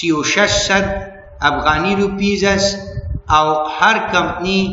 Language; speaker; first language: Persian; non-native, local second language; Pashto